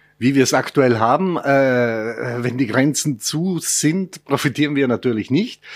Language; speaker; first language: German; non-native, fluent; Italian